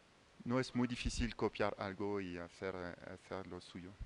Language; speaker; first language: Spanish; non-native, fluent; French